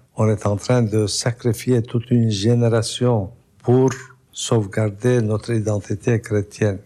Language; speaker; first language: French; non-native, local second language; Armenian